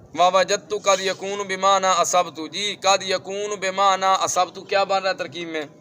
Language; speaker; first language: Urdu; non-native, local second language; Punjabi